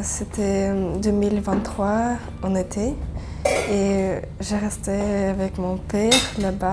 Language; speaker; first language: French; non-native, fluent; Ukrainian